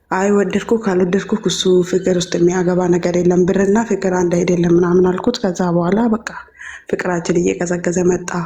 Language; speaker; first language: Amharic; non-native, local second language; Oromo